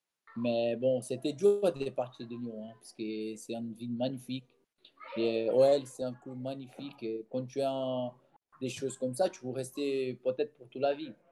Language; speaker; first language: French; non-native, fluent; Portuguese